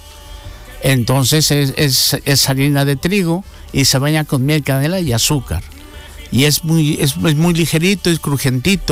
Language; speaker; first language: Spanish; native; Spanish